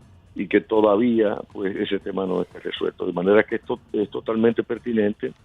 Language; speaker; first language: Spanish; native; Spanish